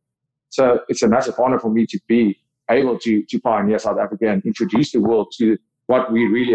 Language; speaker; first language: English; non-native, local second language; Afrikaans